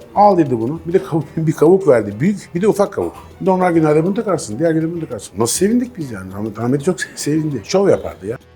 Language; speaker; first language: Turkish; native; Turkish